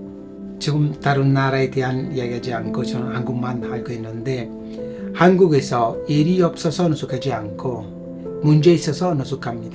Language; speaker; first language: Korean; non-native, fluent; Italian